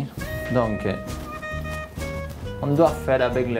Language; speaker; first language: French; non-native, fluent; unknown